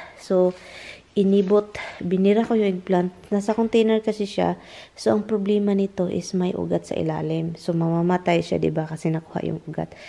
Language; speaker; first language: Filipino; non-native, local second language; Cebuano